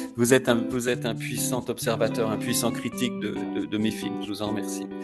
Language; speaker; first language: French; native; French